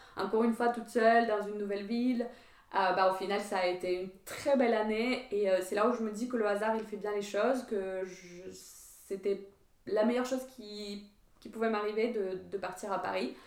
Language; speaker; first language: French; non-native, fluent; Ukrainian